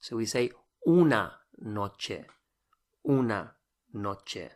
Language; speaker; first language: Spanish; non-native, fluent; English